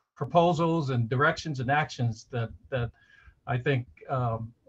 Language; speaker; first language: English; native; English